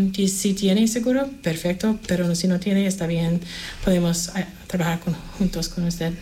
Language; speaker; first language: Spanish; non-native, fluent; English